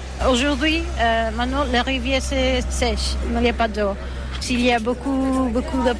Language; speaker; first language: French; non-native, learner; Catalan